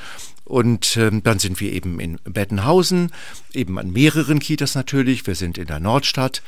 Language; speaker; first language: German; native; German